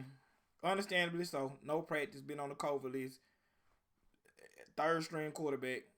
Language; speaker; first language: English; native; English